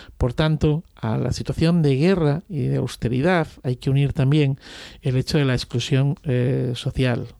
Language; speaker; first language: Spanish; native; Spanish